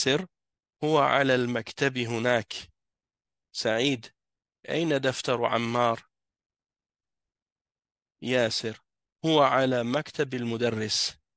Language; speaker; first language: Arabic; non-native, fluent; French